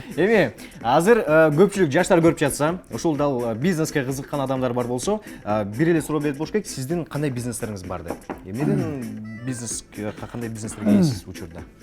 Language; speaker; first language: Kyrgyz; native; Kyrgyz